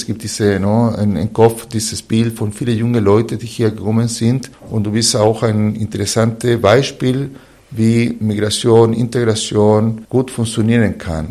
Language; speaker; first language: German; non-native, fluent; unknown